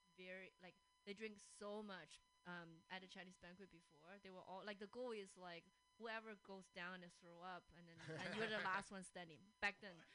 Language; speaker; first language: English; non-native, fluent; Chinese